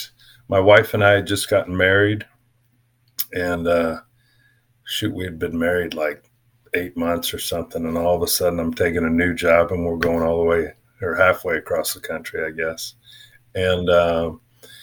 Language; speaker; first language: English; native; English